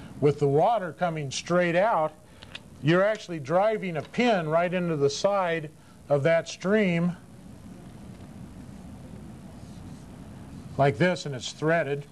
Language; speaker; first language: English; native; English